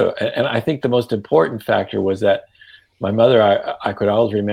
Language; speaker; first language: English; non-native, fluent; Yiddish